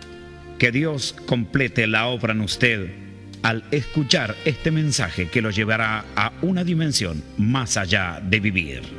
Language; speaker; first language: Spanish; native; Spanish